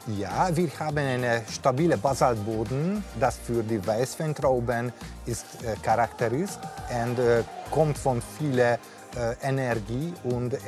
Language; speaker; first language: German; non-native, learner; Hungarian